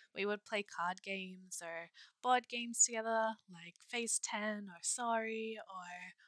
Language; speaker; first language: English; native; English